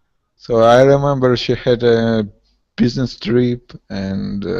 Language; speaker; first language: English; non-native, learner; Russian